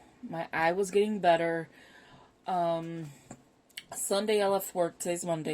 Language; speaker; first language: English; native; English